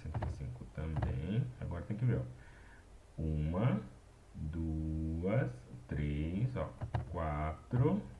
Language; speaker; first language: Portuguese; native; Portuguese